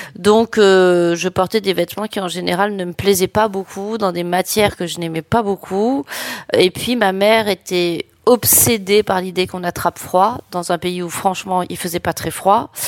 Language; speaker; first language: French; native; French